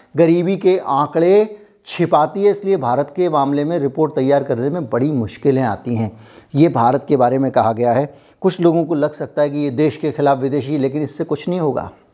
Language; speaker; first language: Hindi; native; Hindi